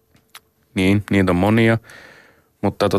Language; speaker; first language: Finnish; native; Finnish